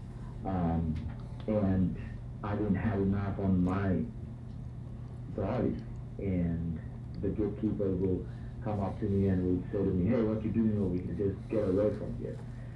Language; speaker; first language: English; non-native, local second language; Bangla